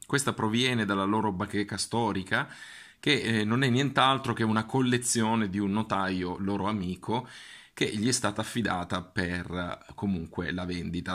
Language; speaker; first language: Italian; native; Italian